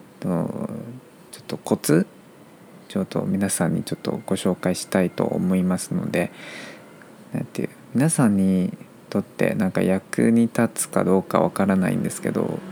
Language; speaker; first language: Japanese; non-native, fluent; Chinese